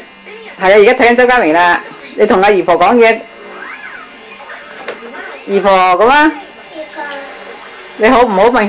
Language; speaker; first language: Cantonese; native; Cantonese